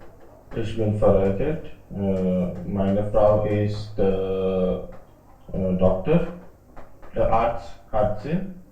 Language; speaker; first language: German; non-native, learner; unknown